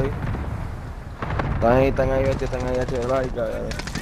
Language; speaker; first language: Spanish; native; Spanish